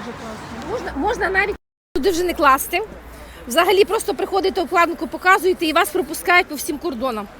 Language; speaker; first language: Ukrainian; native; Ukrainian